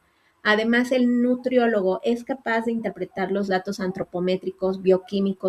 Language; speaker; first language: Spanish; native; Spanish